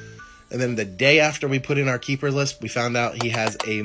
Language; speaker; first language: English; native; English